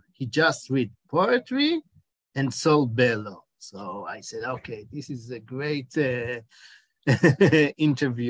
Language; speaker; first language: English; non-native, fluent; Hebrew